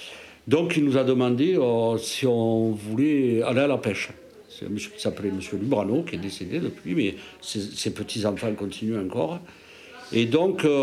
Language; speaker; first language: French; native; French